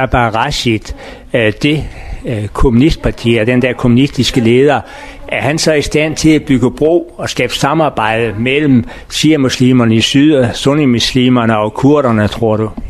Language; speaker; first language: Danish; non-native, learner; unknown